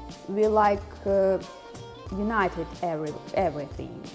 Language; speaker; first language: English; non-native, fluent; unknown